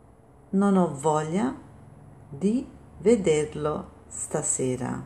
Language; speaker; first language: Italian; non-native, fluent; English